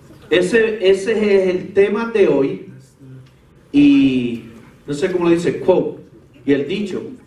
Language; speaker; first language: Spanish; early bilingual, heritage; Spanish